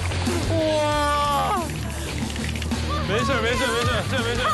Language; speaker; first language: Chinese; native; Chinese